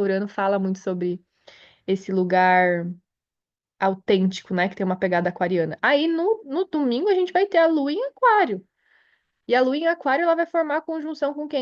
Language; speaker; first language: Portuguese; native; Portuguese